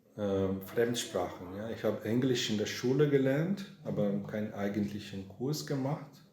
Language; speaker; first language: German; non-native, fluent; Portuguese